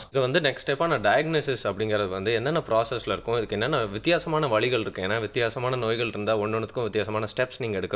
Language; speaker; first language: Tamil; native; Tamil